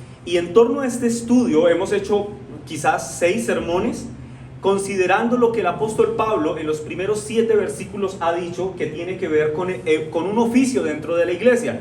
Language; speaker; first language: Spanish; native; Spanish